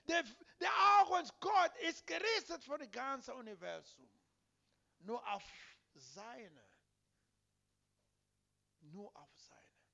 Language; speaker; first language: German; non-native, learner; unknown